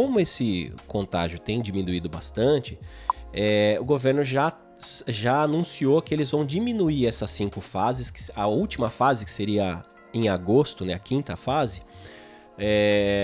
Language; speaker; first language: Portuguese; native; Portuguese